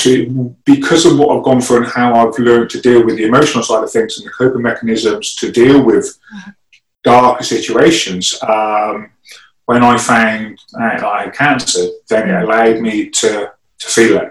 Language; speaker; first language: English; native; English